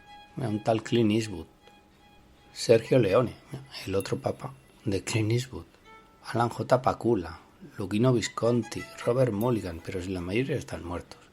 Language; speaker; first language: Spanish; native; Spanish